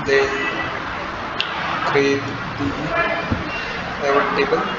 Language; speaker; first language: English; non-native, learner; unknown